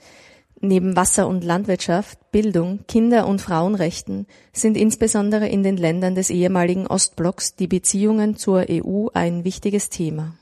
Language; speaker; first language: German; native; German